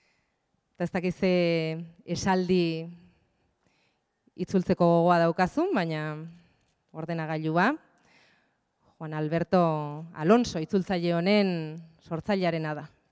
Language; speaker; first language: Basque; native; Basque